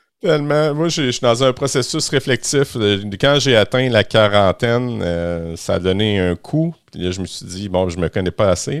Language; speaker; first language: French; native; French